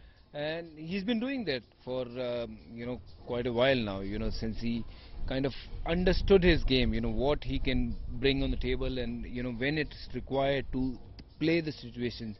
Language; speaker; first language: English; non-native, local second language; Punjabi